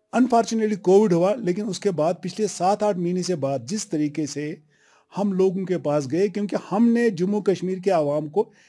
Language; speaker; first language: Hindi; non-native, local second language; Kashmiri